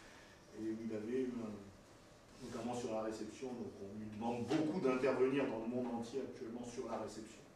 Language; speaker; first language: French; native; French